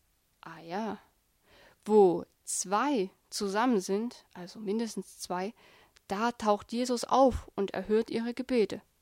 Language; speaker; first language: German; native; German